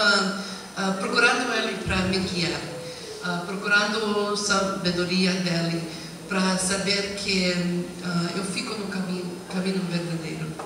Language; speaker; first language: Portuguese; non-native, learner; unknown